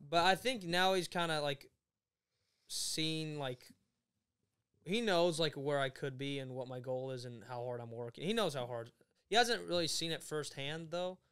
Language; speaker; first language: English; early bilingual, other home language; Swedish